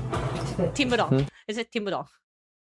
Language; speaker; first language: Chinese; non-native, learner; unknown